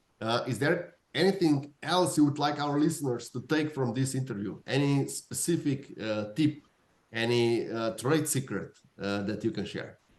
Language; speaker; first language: English; non-native, fluent; Slovenian